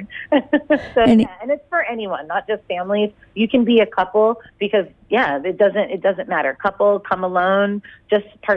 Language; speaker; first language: English; native; English